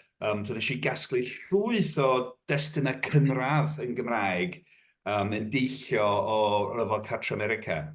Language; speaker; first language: Welsh; non-native, fluent; English